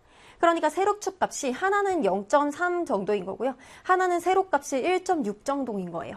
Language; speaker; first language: Korean; native; Korean